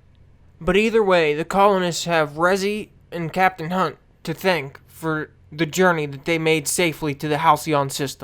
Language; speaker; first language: English; native; English